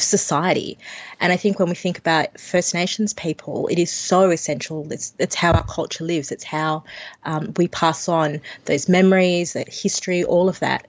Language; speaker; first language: English; native; English